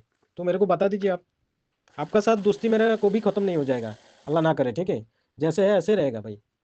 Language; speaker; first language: Hindi; non-native, learner; Bangla